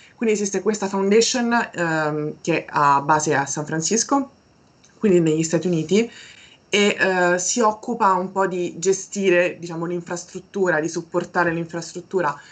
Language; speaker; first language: Italian; native; Italian